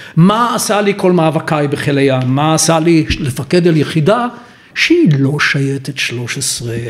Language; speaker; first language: Hebrew; native; Hebrew